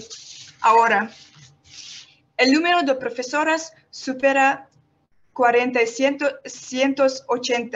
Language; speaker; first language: Spanish; non-native, learner; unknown